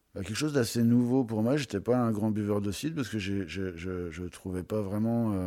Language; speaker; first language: French; native; French